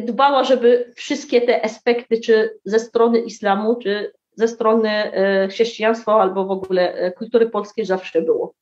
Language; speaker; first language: Polish; early bilingual, heritage; Arabic